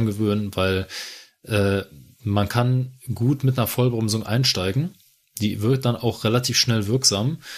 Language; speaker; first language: German; native; German